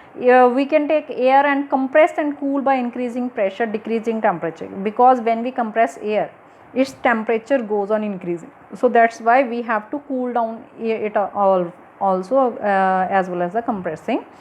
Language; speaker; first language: English; non-native, local second language; Punjabi